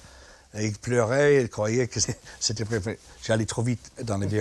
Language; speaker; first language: French; non-native, fluent; English